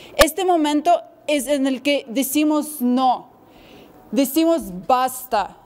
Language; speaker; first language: Spanish; non-native, fluent; Ukrainian